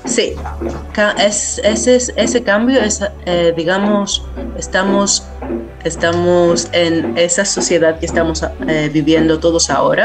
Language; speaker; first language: Spanish; non-native, fluent; Greek